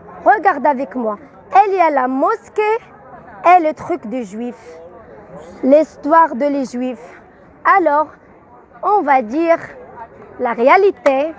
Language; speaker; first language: French; non-native, learner; Arabic